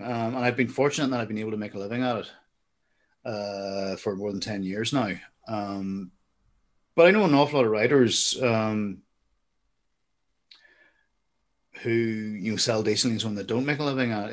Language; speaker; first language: English; native; English